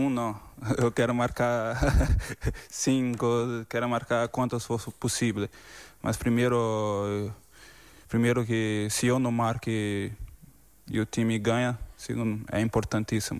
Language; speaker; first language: Spanish; non-native, learner; Portuguese